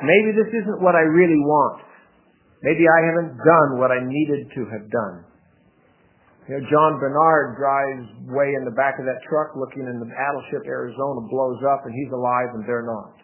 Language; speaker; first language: English; native; English